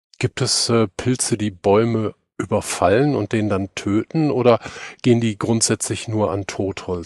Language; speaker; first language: German; native; German